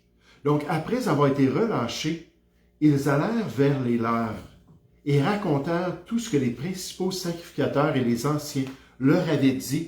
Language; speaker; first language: French; native; French